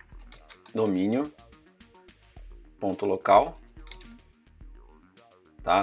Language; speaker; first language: Portuguese; native; Portuguese